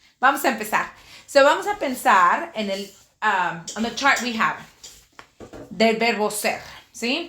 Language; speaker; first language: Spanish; early bilingual, heritage; Spanish